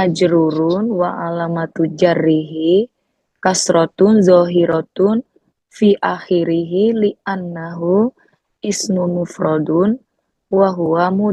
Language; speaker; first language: Arabic; non-native, learner; Indonesian